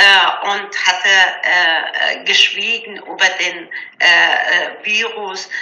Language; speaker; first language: German; non-native, learner; Persian